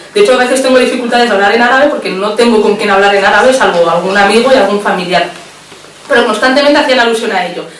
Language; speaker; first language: Spanish; early bilingual, other home language; Arabic